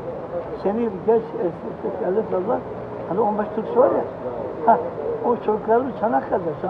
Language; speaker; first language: Turkish; native; Turkish